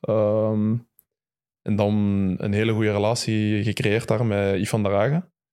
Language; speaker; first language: Dutch; early bilingual, other home language; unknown